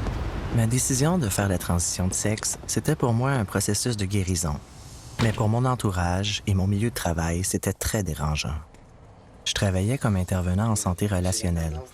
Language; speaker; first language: French; native; French